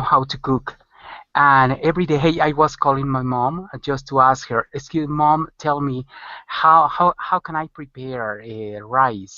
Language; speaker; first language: English; non-native, learner; Spanish